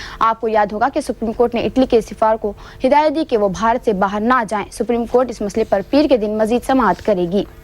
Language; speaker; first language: Urdu; native; Urdu